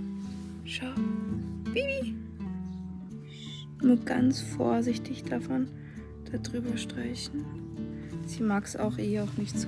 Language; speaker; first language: German; native; German